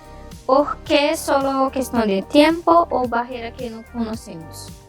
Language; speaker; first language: Spanish; non-native, learner; Portuguese